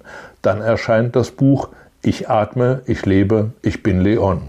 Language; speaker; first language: German; native; German